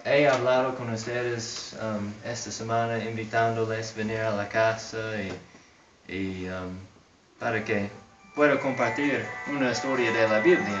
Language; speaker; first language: Spanish; non-native, fluent; English